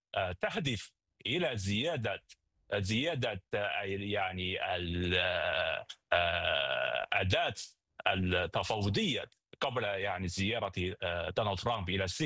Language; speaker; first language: Arabic; non-native, fluent; Chinese